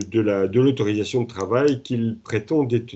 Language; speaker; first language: French; native; French